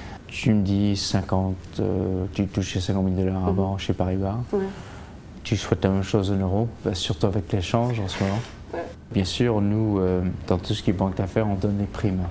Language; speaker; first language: French; non-native, fluent; English